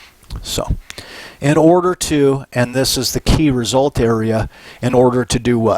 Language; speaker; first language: English; native; English